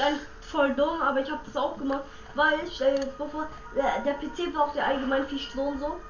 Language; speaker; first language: German; native; German